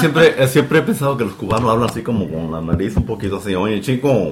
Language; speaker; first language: Spanish; native; Spanish